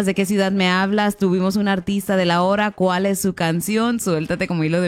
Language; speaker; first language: Spanish; native; Spanish